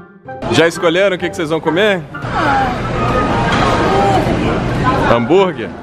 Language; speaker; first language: Portuguese; native; Portuguese